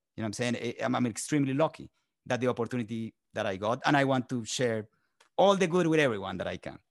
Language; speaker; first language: English; non-native, fluent; Spanish